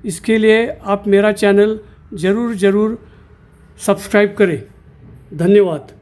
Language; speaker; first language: Hindi; non-native, local second language; Marathi